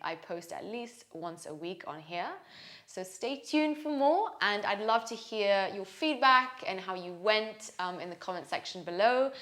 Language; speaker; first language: English; native; English